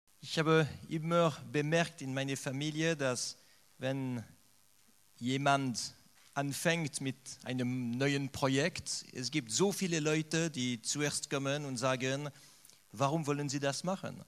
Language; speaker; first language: German; non-native, fluent; French